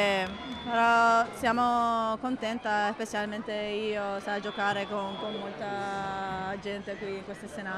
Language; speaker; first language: Italian; non-native, learner; Spanish